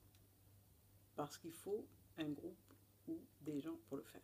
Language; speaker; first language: French; non-native, local second language; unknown